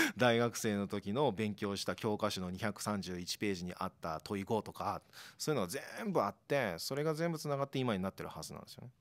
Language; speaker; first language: Japanese; native; Japanese